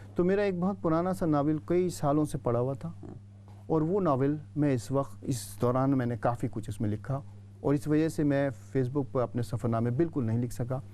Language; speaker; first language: Urdu; native; Urdu